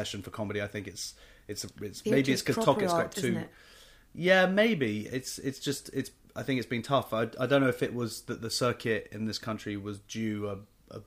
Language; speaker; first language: English; native; English